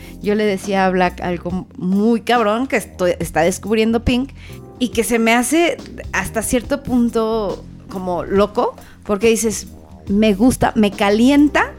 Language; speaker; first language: Spanish; native; Spanish